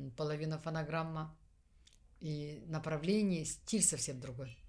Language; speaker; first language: Russian; non-native, local second language; Kazakh